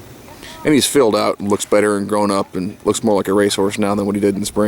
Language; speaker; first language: English; native; English